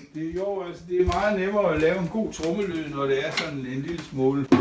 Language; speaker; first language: Danish; native; Danish